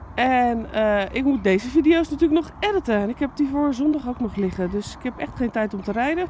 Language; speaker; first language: Dutch; native; Dutch